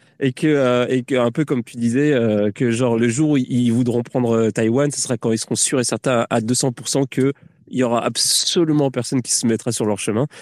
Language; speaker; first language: French; native; French